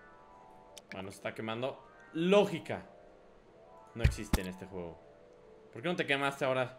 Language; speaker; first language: Spanish; native; Spanish